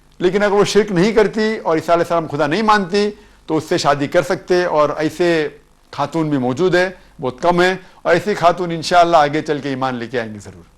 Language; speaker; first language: Urdu; non-native, local second language; Konkani